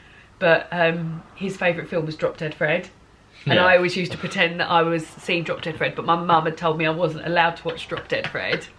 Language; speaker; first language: English; native; English